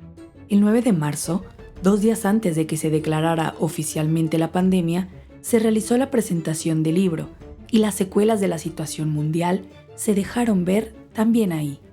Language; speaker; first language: Spanish; native; Spanish